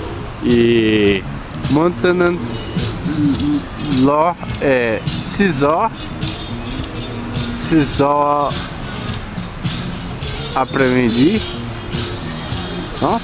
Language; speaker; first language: French; non-native, learner; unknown